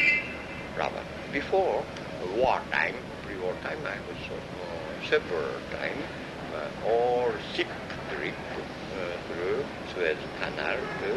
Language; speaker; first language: English; non-native, learner; Japanese